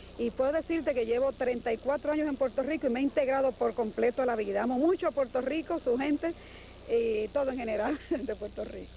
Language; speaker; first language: Spanish; native; Spanish